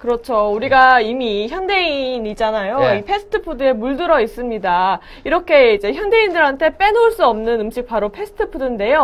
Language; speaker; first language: Korean; native; Korean